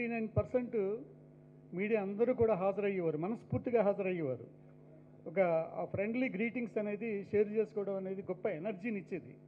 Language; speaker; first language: Telugu; native; Telugu